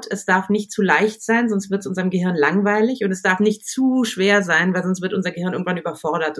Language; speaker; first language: German; native; German